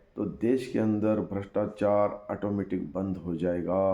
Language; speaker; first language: Hindi; non-native, local second language; Kannada